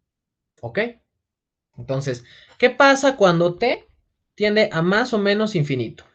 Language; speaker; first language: Spanish; native; Spanish